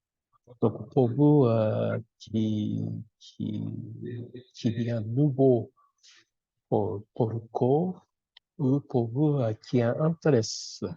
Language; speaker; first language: French; non-native, fluent; Japanese